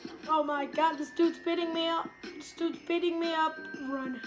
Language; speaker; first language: English; native; English